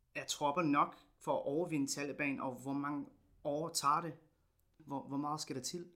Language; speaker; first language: Danish; non-native, fluent; English